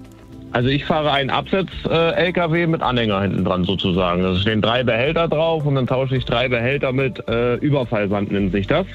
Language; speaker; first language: German; native; German